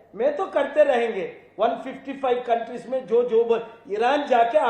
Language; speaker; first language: Hindi; non-native, local second language; Telugu